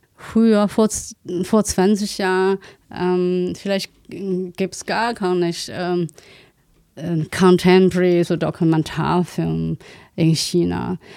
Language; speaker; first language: German; non-native, learner; Chinese